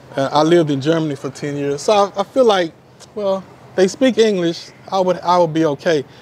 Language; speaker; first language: English; native; English